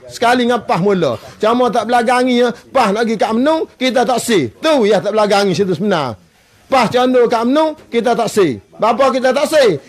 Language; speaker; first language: Malay; native; Malay